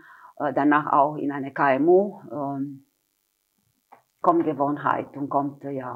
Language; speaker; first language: German; non-native, fluent; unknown